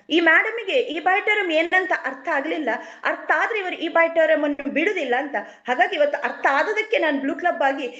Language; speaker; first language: Kannada; native; Kannada